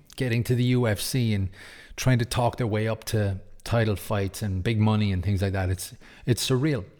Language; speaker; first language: English; native; English